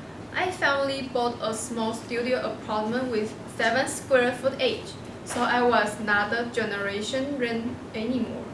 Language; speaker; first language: English; non-native, learner; Chinese